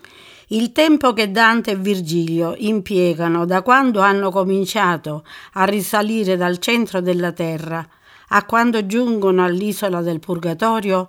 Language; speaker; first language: Italian; native; Italian